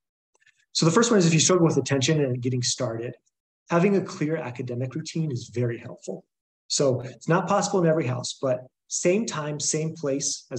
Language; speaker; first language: English; native; English